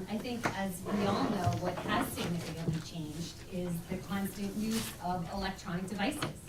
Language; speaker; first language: English; native; English